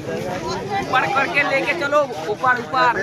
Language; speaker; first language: Hindi; non-native, local second language; Bangla